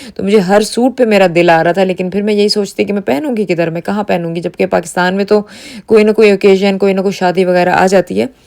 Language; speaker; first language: Urdu; native; Urdu